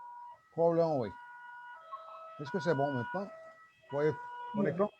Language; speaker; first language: French; non-native, learner; Turkish